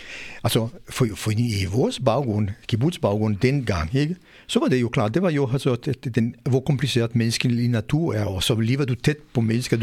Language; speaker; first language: Danish; non-native, fluent; Hebrew